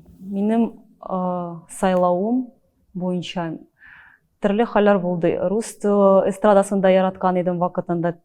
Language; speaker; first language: Tatar; early bilingual, heritage; Tatar